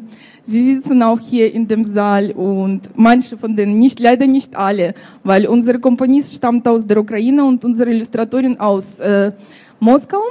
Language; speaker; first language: German; non-native, fluent; Russian